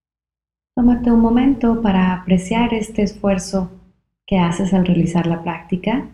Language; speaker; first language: Spanish; native; Spanish